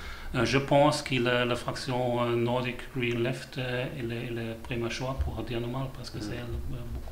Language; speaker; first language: French; non-native, learner; German